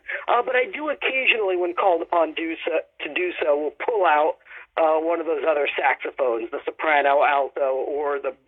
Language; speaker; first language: English; native; English